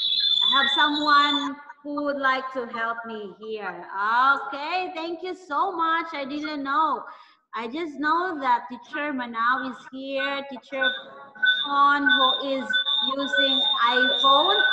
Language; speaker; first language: English; non-native, fluent; Thai